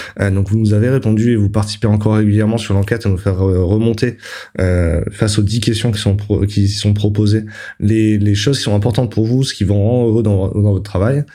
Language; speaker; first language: French; native; French